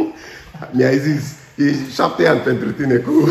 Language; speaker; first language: Romanian; non-native, learner; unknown